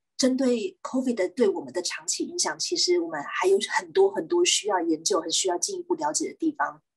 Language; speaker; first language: Chinese; native; Chinese